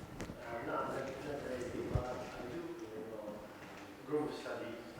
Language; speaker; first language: English; non-native, learner; Arabic